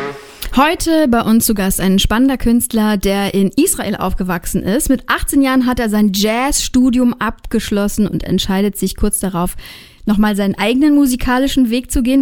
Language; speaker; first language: German; native; German